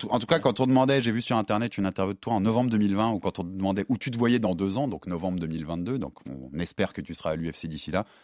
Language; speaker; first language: French; native; French